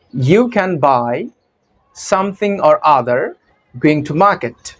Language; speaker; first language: English; non-native, local second language; Bangla